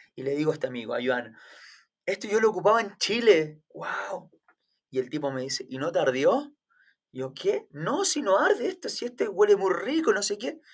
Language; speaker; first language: Spanish; native; Spanish